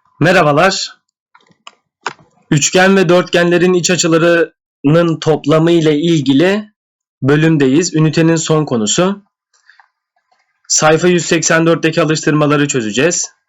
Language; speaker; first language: Turkish; native; Turkish